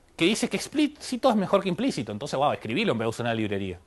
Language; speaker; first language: Spanish; native; Spanish